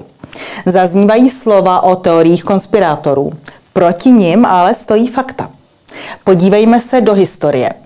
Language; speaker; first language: Czech; native; Czech